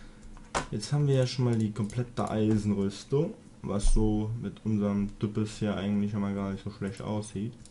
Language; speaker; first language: German; native; German